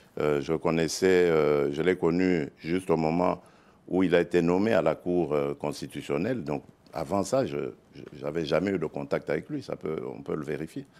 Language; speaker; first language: French; non-native, local second language; Luba-Lulua